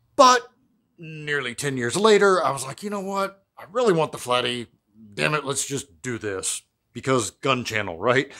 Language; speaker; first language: English; native; English